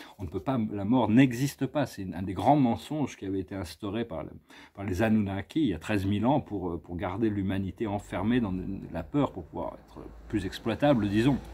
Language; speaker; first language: French; native; French